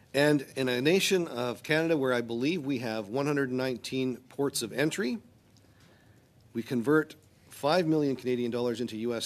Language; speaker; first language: English; native; English